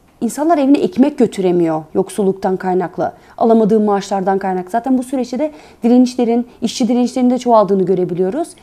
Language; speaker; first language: Turkish; early bilingual, heritage; Turkish